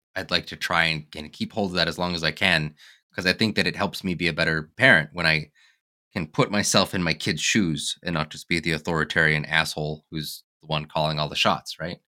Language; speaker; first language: English; native; English